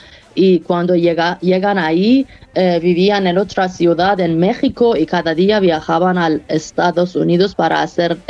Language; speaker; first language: Spanish; non-native, fluent; Persian